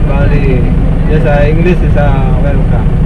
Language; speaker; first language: English; non-native, learner; Indonesian